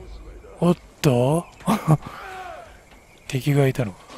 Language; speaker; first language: Japanese; native; Japanese